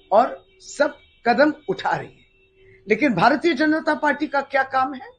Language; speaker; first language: Hindi; non-native, local second language; Bangla